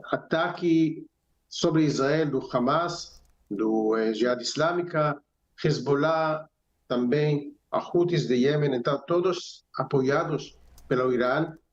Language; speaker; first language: Portuguese; non-native, fluent; Hebrew